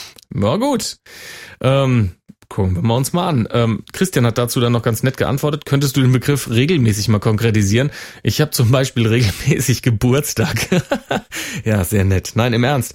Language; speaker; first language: German; native; German